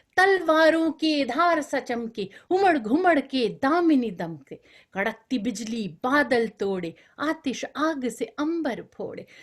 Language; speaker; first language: Hindi; non-native, local second language; Bangla